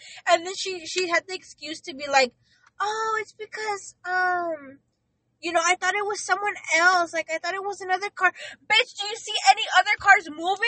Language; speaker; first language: English; early bilingual, other home language; Spanish